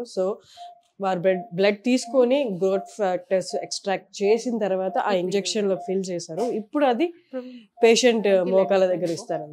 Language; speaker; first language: Telugu; native; Telugu